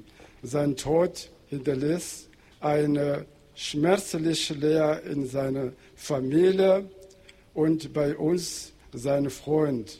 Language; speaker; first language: German; non-native, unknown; Portuguese